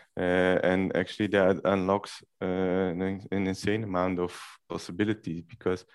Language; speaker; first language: English; non-native, fluent; Dutch